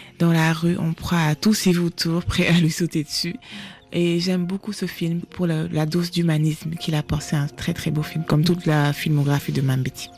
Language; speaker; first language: French; non-native, local second language; Fula